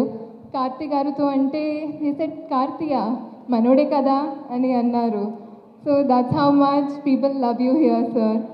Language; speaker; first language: Telugu; non-native, fluent; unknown